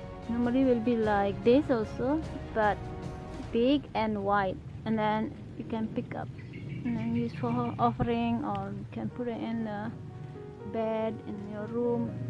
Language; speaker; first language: English; non-native, learner; Indonesian